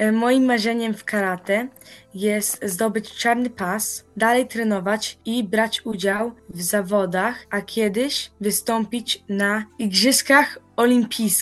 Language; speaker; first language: Polish; early bilingual, heritage; Polish